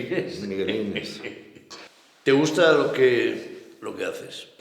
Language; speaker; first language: Spanish; native; Spanish